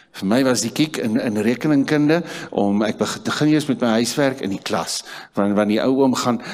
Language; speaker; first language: Afrikaans; native; Afrikaans